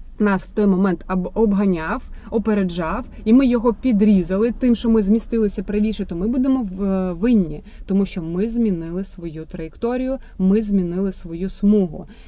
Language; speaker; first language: Ukrainian; non-native, local second language; Russian